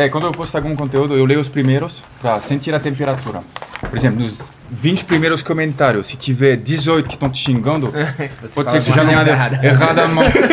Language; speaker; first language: Portuguese; non-native, fluent; French